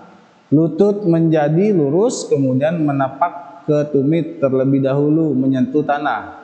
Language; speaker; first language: Indonesian; native; Indonesian